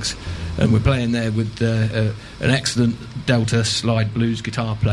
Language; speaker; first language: English; native; English